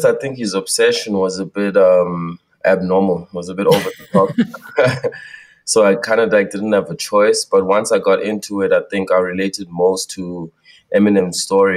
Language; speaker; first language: English; non-native, local second language; Xhosa